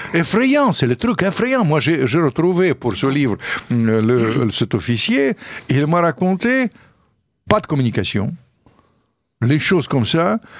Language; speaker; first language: French; non-native, fluent; Russian